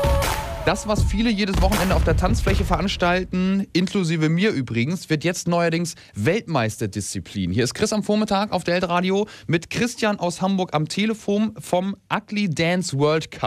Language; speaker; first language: German; native; German